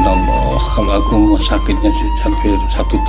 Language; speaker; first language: Indonesian; non-native, local second language; Javanese